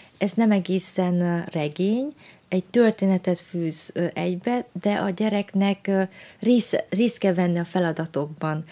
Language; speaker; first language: Hungarian; early bilingual, other home language; Vietnamese